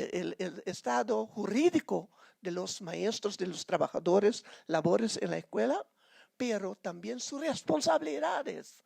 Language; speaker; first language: Spanish; non-native, fluent; Papiamento